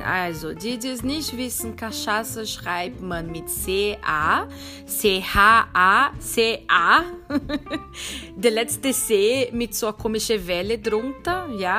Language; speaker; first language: German; non-native, fluent; Portuguese